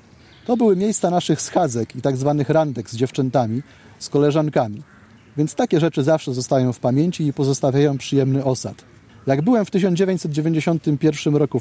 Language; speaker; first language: Polish; native; Polish